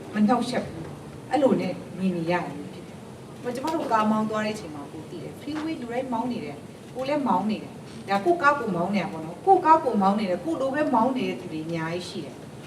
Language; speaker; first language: Burmese; non-native, local second language; Kachin